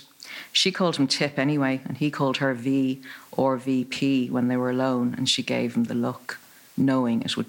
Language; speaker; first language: English; native; English